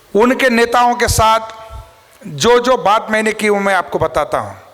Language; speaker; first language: Hindi; non-native, local second language; Marathi